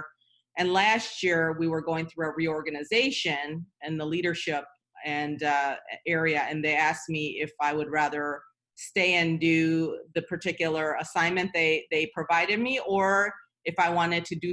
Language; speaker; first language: English; early bilingual, other home language; Korean